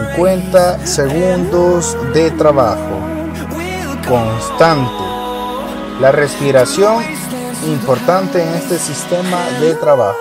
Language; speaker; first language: Spanish; native; Spanish